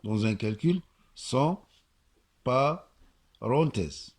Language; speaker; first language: French; non-native, local second language; Arabic